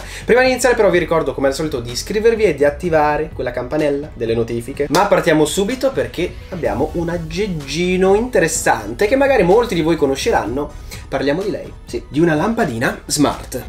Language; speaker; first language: Italian; native; Italian